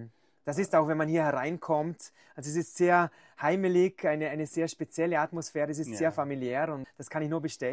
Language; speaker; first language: German; native; German